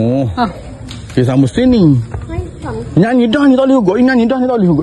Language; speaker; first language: Malay; native; Malay